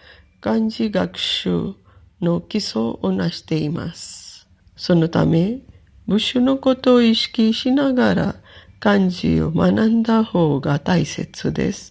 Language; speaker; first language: Japanese; non-native, fluent; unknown